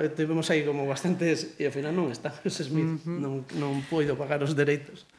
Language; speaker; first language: Galician; native; Galician